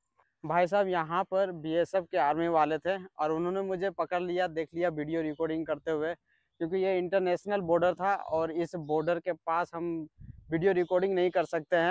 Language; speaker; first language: Hindi; native; Hindi